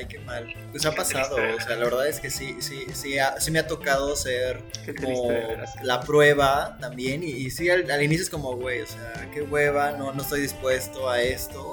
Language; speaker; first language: Spanish; native; Spanish